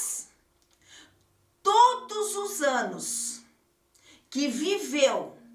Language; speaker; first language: Portuguese; native; Portuguese